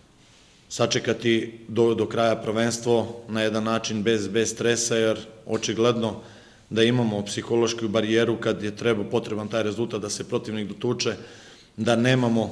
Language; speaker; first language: Serbian; native; Serbian